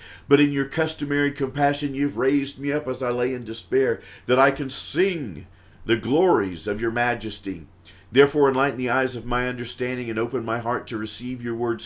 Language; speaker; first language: English; native; English